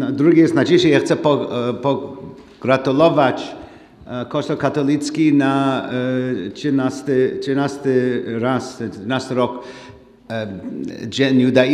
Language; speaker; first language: Polish; non-native, learner; English